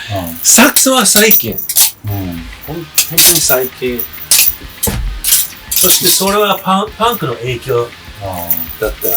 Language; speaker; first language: Japanese; non-native, fluent; English